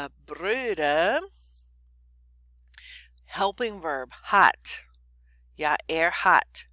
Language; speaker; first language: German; non-native, fluent; English